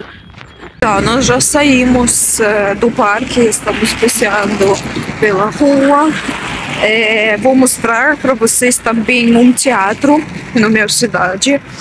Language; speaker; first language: Portuguese; non-native, learner; Russian